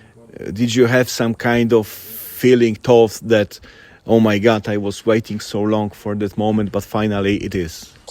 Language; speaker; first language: English; non-native, fluent; Polish